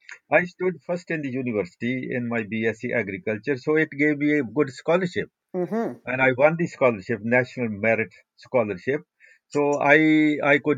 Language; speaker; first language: English; non-native, local second language; Punjabi